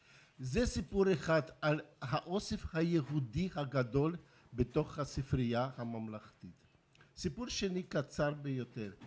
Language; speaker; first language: Hebrew; non-native, fluent; Russian